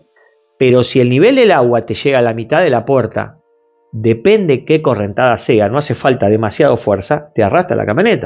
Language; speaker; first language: Spanish; native; Spanish